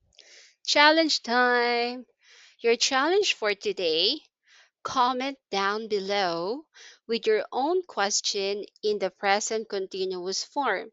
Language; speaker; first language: English; non-native, local second language; Filipino